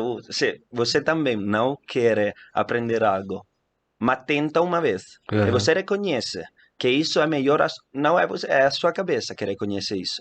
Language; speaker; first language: Portuguese; non-native, fluent; Italian